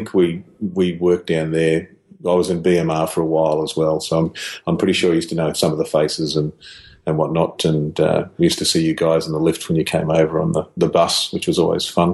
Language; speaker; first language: English; native; English